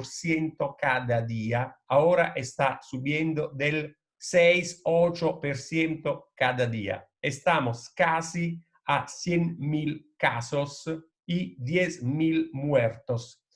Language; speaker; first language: Spanish; non-native, fluent; Italian